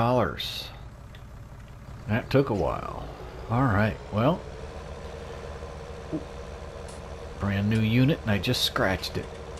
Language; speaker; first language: English; native; English